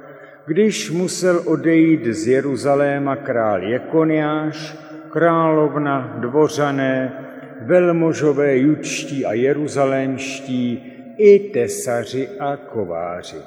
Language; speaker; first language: Czech; native; Czech